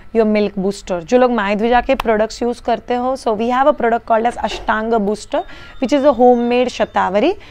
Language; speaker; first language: Hindi; native; Hindi